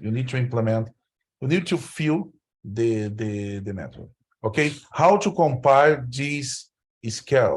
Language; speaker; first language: English; non-native, learner; Portuguese